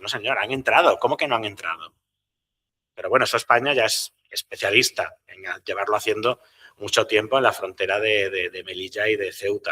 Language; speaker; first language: Spanish; native; Spanish